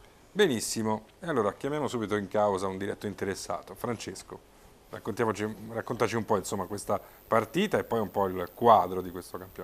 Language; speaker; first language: Italian; native; Italian